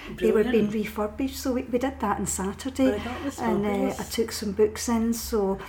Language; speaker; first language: English; native; English